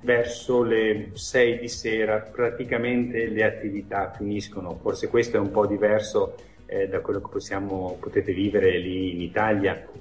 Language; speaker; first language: Italian; native; Italian